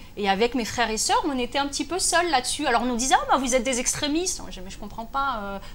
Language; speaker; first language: French; native; French